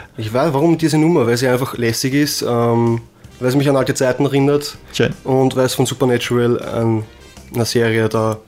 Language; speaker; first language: German; native; German